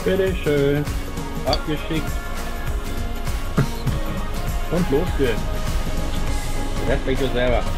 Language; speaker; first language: German; native; German